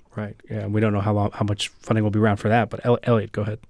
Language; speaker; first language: English; native; English